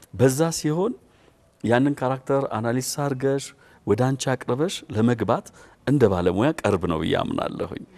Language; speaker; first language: Amharic; native; Amharic